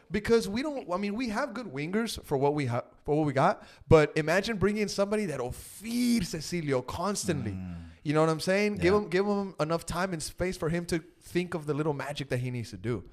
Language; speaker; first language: English; early bilingual, other home language; Spanish